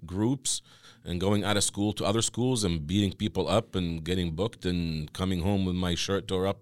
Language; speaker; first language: English; non-native, fluent; Arabic